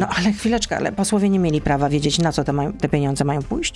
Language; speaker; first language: Polish; native; Polish